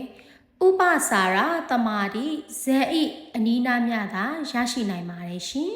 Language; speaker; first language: Burmese; native; Burmese